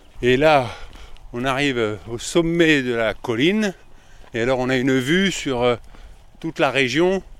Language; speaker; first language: French; native; French